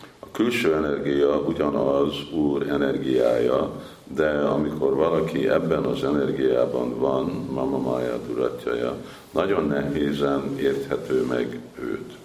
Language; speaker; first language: Hungarian; early bilingual, heritage; Hungarian